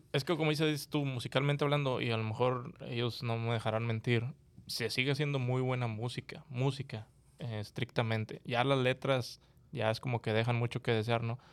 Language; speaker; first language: Spanish; native; Spanish